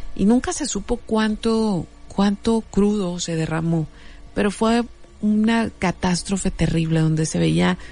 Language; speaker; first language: Spanish; native; Spanish